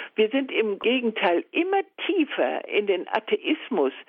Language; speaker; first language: German; native; German